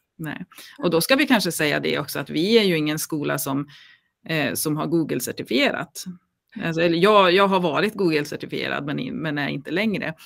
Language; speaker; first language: Swedish; native; Swedish